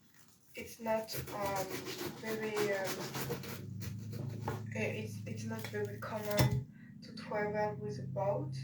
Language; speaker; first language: English; non-native, learner; French